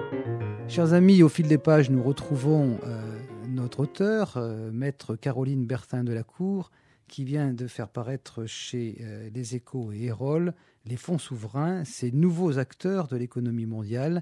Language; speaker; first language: French; native; French